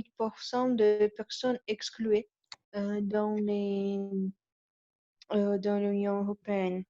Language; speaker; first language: French; non-native, learner; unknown